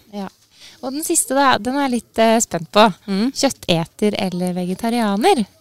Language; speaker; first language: Norwegian; native; Norwegian